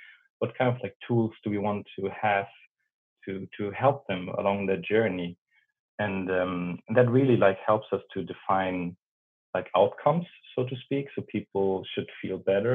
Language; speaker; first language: English; non-native, fluent; German